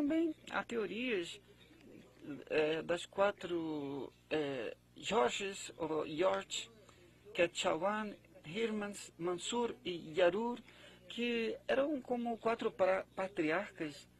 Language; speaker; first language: Portuguese; non-native, fluent; Spanish